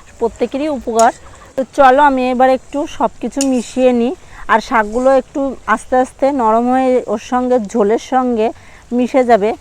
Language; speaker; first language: Bangla; native; Bangla